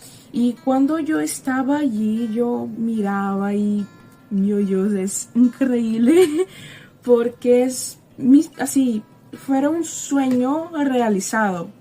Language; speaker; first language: Spanish; non-native, learner; Portuguese